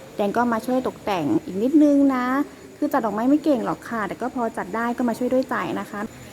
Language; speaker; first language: Thai; non-native, local second language; Karen languages